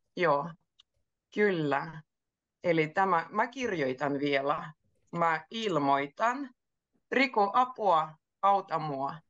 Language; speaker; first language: Finnish; native; Finnish